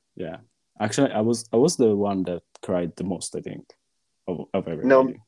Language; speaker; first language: English; non-native, fluent; Italian